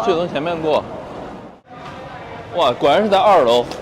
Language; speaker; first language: Chinese; native; Chinese